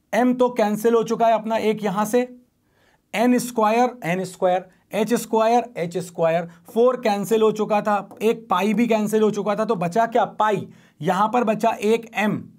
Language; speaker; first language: Hindi; native; Hindi